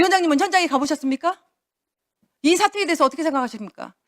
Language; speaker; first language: Korean; native; Korean